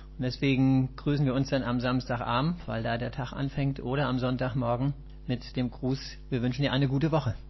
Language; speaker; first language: German; native; German